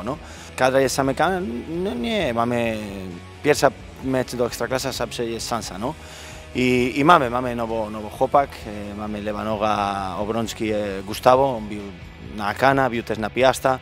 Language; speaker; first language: Polish; non-native, learner; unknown